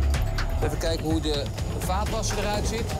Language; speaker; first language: Dutch; native; Dutch